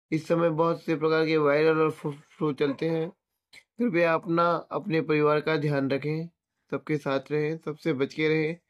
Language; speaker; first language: Hindi; native; Hindi